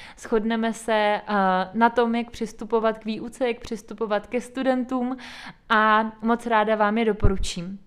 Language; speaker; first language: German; non-native, fluent; Czech